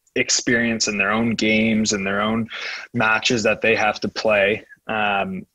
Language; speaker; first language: English; native; English